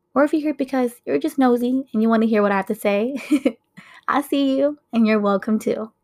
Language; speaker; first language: English; native; English